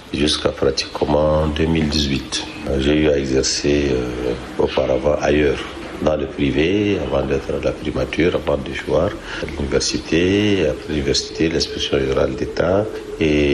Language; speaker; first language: French; non-native, local second language; Arabic